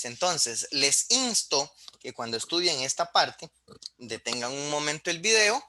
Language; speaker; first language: Spanish; native; Spanish